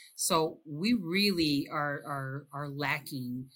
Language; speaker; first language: English; early bilingual, other home language; Spanish